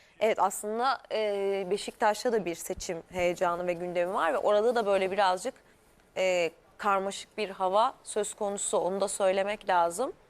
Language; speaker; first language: Turkish; native; Turkish